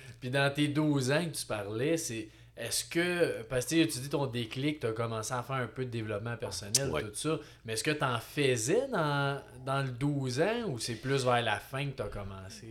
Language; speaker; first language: French; native; French